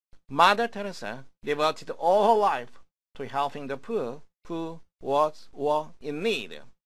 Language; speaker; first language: English; non-native, fluent; Korean